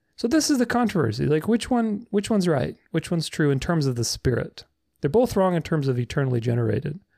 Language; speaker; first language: English; non-native, fluent; Romanian